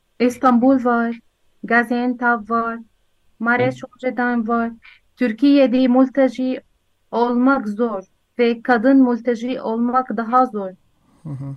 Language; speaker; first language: Turkish; non-native, learner; Arabic